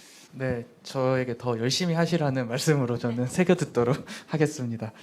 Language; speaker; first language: Korean; native; Korean